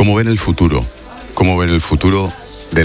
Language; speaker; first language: Spanish; native; Spanish